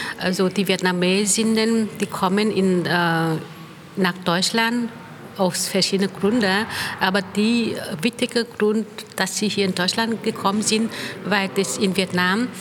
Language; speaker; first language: German; non-native, fluent; Vietnamese